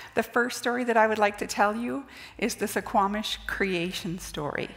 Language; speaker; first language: English; native; English